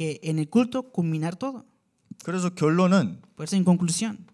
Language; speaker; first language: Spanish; non-native, learner; Korean